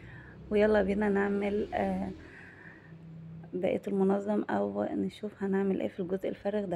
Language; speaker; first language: Arabic; native; Arabic